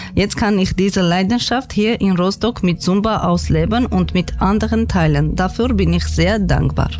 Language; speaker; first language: German; non-native, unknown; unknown